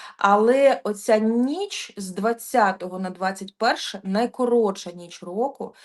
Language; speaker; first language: Ukrainian; non-native, local second language; Russian